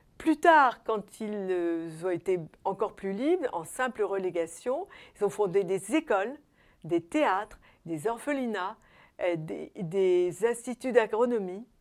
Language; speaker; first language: French; native; French